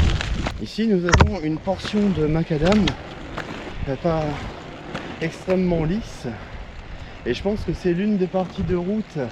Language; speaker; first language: French; native; French